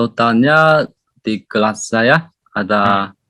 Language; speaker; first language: Indonesian; non-native, learner; Chinese